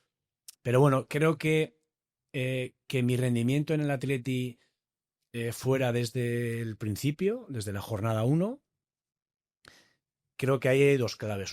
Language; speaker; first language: Spanish; native; Spanish